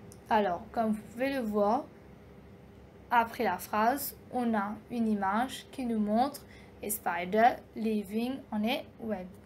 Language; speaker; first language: French; non-native, local second language; Morisyen